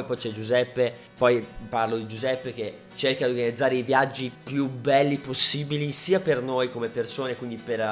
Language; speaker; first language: Italian; native; Italian